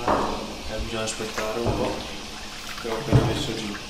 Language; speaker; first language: Italian; native; Italian